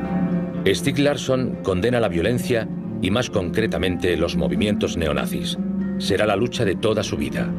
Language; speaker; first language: Spanish; native; Spanish